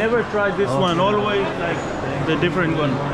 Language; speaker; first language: English; non-native, fluent; Pashto